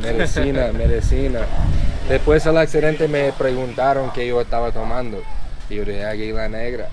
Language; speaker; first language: Spanish; non-native, learner; English